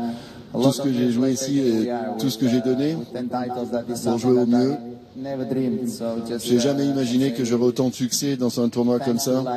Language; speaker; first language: French; native; French